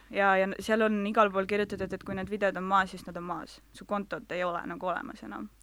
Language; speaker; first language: Estonian; non-native, local second language; Russian